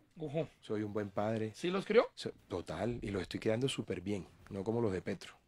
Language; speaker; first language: Spanish; native; Spanish